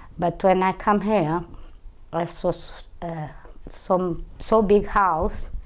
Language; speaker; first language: English; non-native, learner; Portuguese